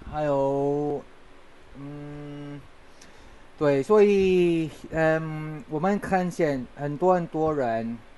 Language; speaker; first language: Chinese; non-native, learner; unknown